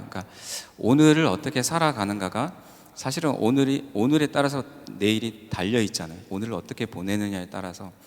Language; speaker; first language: Korean; native; Korean